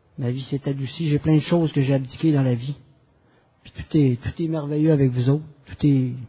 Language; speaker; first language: French; native; French